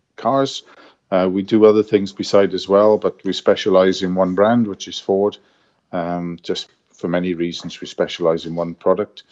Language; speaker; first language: English; native; English